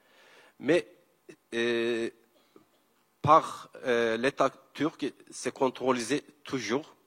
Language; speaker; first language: French; non-native, learner; Kurdish